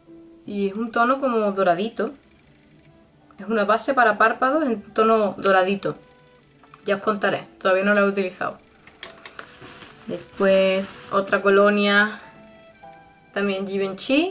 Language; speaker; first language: Spanish; native; Spanish